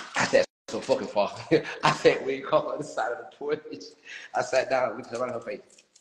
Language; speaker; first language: English; native; English